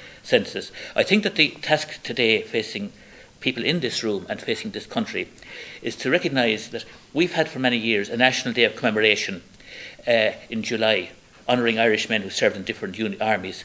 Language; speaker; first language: English; native; English